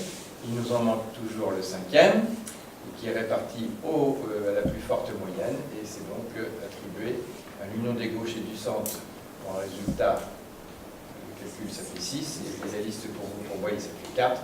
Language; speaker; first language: French; native; French